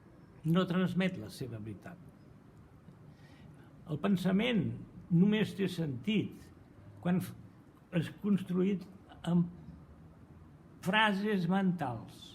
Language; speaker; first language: Catalan; non-native, fluent; Portuguese